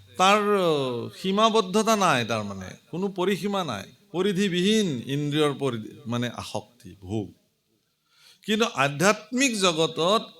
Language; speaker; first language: Assamese; native; Assamese